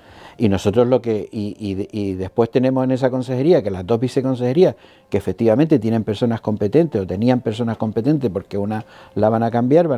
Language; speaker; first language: Spanish; native; Spanish